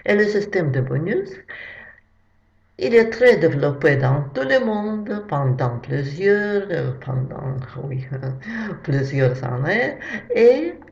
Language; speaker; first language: French; non-native, fluent; Russian